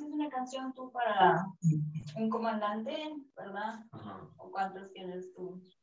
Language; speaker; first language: Spanish; early bilingual, other home language; English